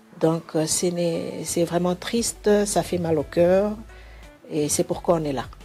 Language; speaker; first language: French; non-native, local second language; Bemba